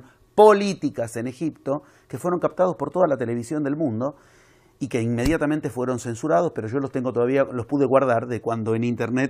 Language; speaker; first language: Spanish; native; Spanish